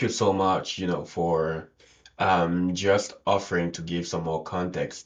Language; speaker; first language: English; non-native, local second language; French